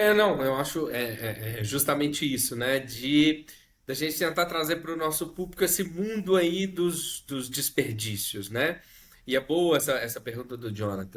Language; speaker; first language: Portuguese; native; Portuguese